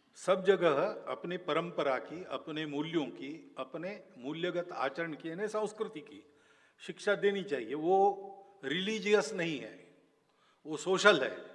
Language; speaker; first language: Hindi; non-native, local second language; Marathi